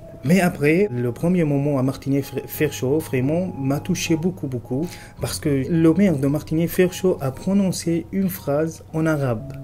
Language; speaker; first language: French; non-native, fluent; Arabic